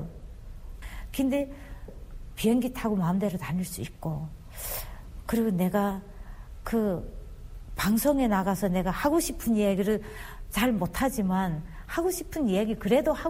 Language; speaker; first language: Korean; native; Korean